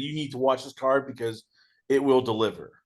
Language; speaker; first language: English; native; English